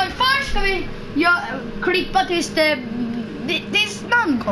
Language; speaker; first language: Swedish; native; Swedish